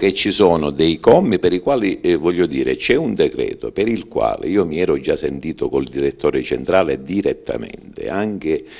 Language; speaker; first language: Italian; native; Italian